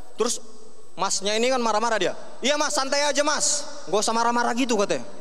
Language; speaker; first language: Indonesian; native; Indonesian